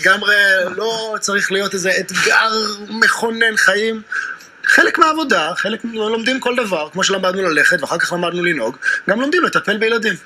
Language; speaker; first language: Hebrew; native; Hebrew